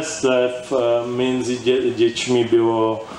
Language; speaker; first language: Polish; non-native, learner; Czech